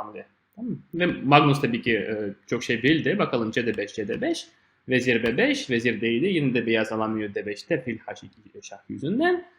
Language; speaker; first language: Turkish; non-native, fluent; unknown